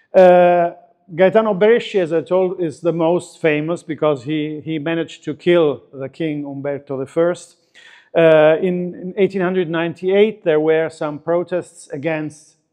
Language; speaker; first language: English; non-native, fluent; Italian